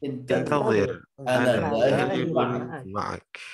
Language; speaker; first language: Arabic; non-native, fluent; Indonesian